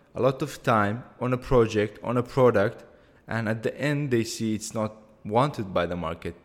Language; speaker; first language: English; non-native, fluent; Kurdish